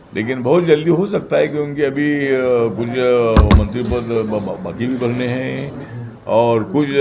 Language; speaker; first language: Hindi; non-native, local second language; Marathi